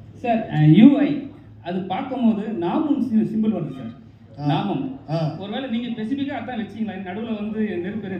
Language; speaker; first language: Tamil; native; Tamil